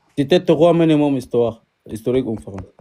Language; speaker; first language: French; non-native, learner; Arabic